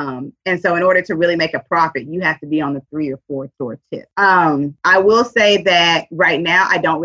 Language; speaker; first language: English; native; English